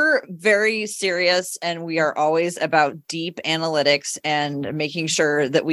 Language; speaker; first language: English; native; English